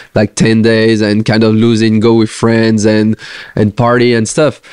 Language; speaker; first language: English; non-native, fluent; French